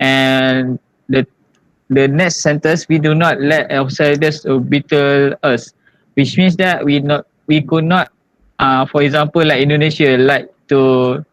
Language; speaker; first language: English; non-native, learner; Malay